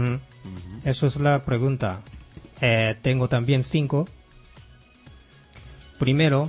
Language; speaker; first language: Spanish; non-native, fluent; Japanese